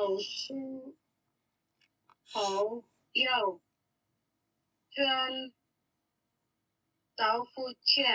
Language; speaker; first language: Chinese; non-native, learner; Indonesian